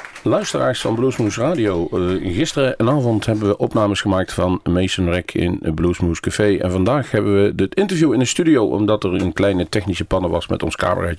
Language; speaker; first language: Dutch; native; Dutch